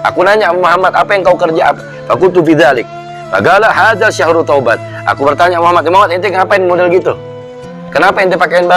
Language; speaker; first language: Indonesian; native; Indonesian